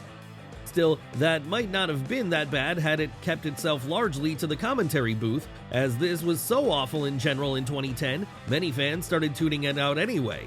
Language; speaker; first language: English; native; English